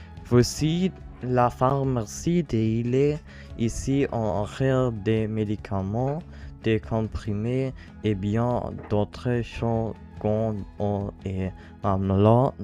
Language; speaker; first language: French; non-native, learner; German